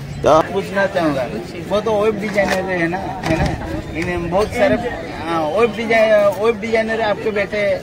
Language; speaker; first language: Hindi; non-native, local second language; Odia